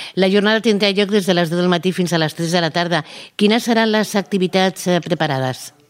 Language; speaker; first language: Catalan; native; Catalan